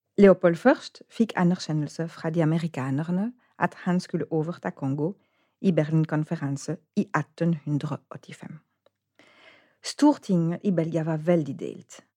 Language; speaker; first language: Norwegian; non-native, fluent; French